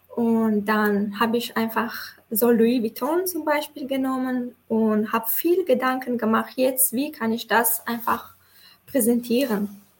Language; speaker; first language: German; non-native, fluent; Tajik